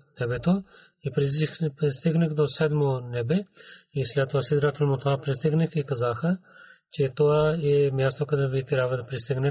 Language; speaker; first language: Bulgarian; non-native, learner; Urdu